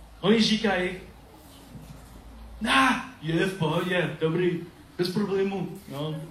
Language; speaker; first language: Czech; non-native, learner; English